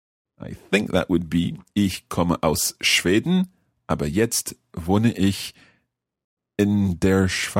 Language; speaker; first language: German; non-native, learner; English